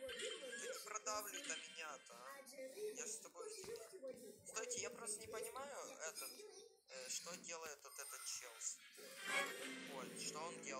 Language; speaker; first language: Russian; native; Russian